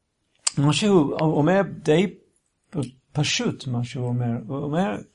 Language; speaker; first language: Hebrew; non-native, fluent; English